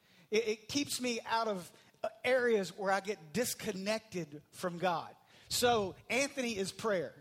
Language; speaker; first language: English; native; English